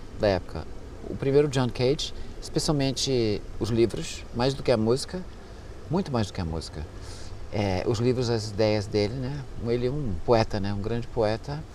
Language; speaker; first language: Portuguese; early bilingual, other home language; English